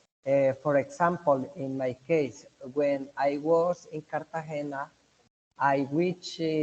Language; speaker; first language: English; non-native, learner; Spanish